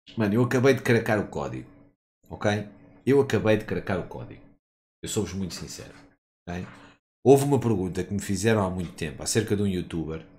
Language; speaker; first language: Portuguese; native; Portuguese